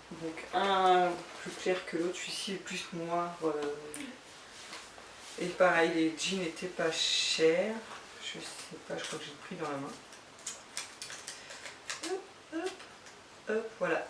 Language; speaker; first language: French; native; French